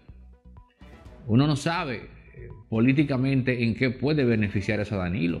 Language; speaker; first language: Spanish; native; Spanish